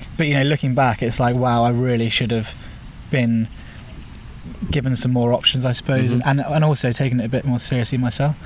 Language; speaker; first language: English; native; English